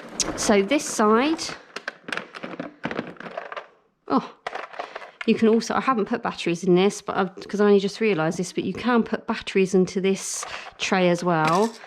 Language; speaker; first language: English; native; English